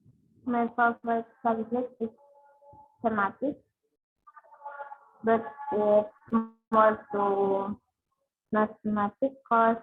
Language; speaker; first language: English; non-native, learner; Indonesian